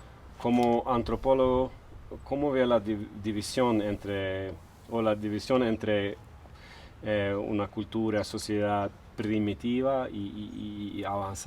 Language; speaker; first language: Spanish; non-native, fluent; Swedish